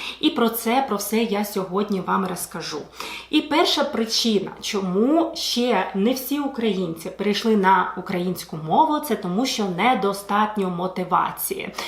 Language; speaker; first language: Ukrainian; non-native, local second language; Russian